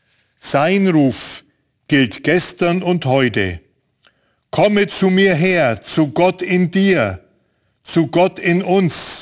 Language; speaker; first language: German; native; German